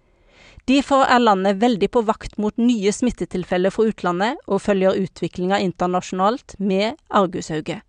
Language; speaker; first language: Norwegian; native; Norwegian